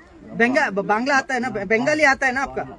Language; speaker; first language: Hindi; non-native, local second language; Kannada